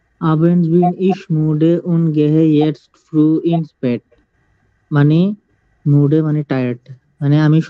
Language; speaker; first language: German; non-native, learner; Bangla